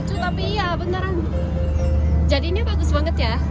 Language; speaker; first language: Indonesian; non-native, fluent; Japanese